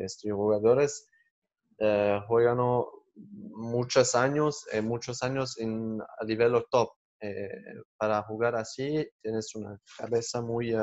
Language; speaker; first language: Spanish; non-native, learner; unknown